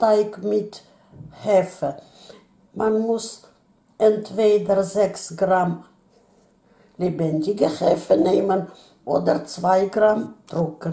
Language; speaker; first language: German; non-native, fluent; Russian